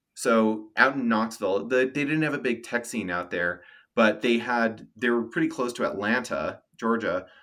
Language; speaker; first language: English; native; English